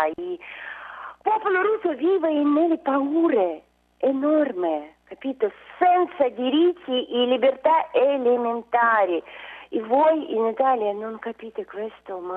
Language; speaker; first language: Italian; non-native, learner; Russian